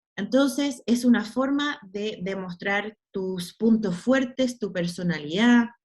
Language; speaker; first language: Spanish; non-native, fluent; English